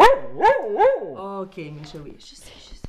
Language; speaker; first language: French; non-native, learner; Ukrainian